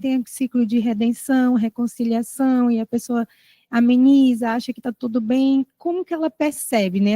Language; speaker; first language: Portuguese; native; Portuguese